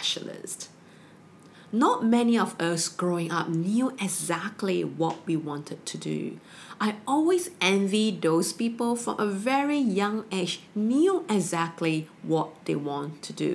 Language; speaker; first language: English; non-native, local second language; Chinese